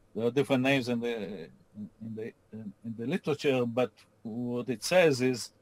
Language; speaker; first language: English; non-native, fluent; Hebrew